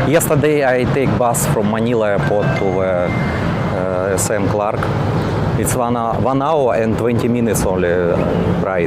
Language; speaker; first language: English; non-native, learner; Russian